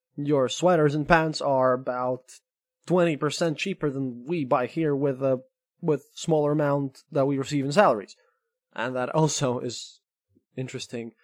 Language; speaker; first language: English; non-native, fluent; Russian